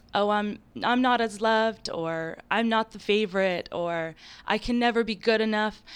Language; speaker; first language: English; early bilingual, other home language; Ukrainian